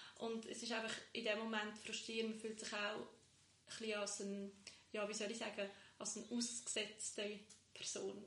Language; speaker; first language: German; early bilingual, other home language; Bosnian